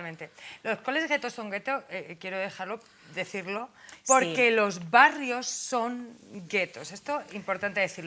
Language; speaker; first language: Spanish; native; Spanish